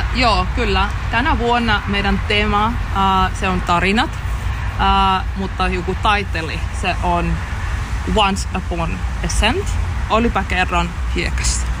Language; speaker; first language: Finnish; non-native, learner; Russian